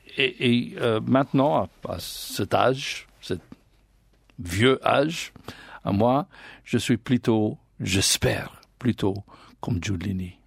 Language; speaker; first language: French; non-native, learner; English